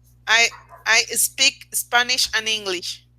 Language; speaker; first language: English; non-native, learner; Spanish